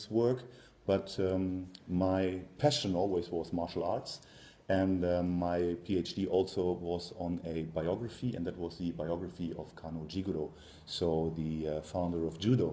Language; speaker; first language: English; non-native, fluent; German